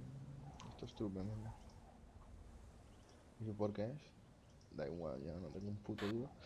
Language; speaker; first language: Spanish; native; Spanish